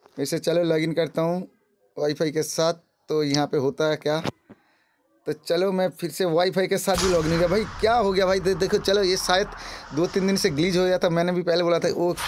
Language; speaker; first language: Hindi; non-native, local second language; Bangla